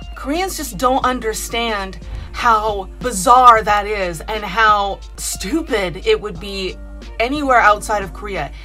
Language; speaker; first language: English; native; English